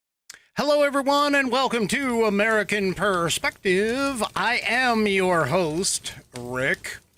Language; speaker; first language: English; native; English